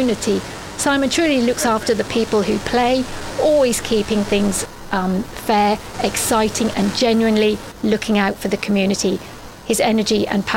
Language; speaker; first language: English; native; English